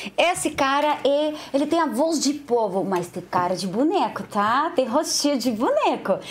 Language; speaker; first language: Portuguese; non-native, fluent; Russian